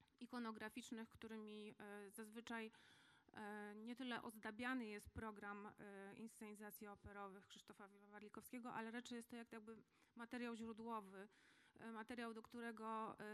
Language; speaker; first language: Polish; native; Polish